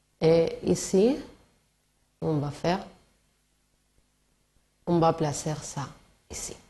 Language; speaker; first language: French; non-native, learner; Spanish